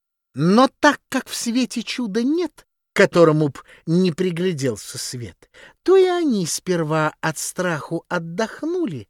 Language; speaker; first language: Russian; native; Russian